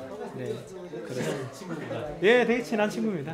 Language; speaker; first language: Korean; native; Korean